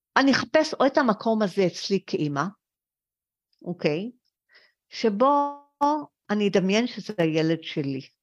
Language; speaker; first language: Hebrew; early bilingual, other home language; French